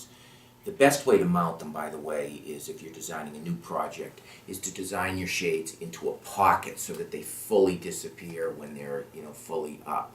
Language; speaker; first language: English; native; English